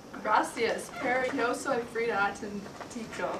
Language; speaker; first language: Spanish; non-native, learner; English